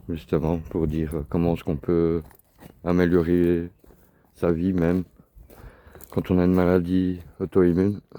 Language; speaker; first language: French; native; French